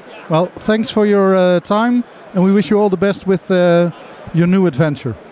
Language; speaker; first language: English; non-native, fluent; Dutch